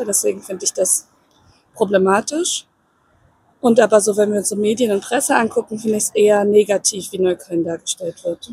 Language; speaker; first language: German; early bilingual, other home language; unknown